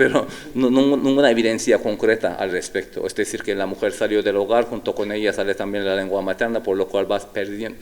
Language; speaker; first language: Spanish; non-native, fluent; Turkish